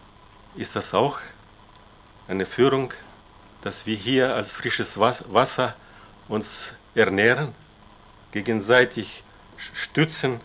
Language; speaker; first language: German; non-native, fluent; Russian